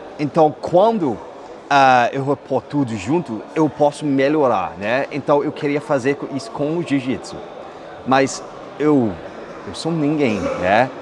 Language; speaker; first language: Portuguese; non-native, fluent; English